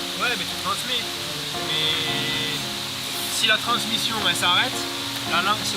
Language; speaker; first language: French; native; French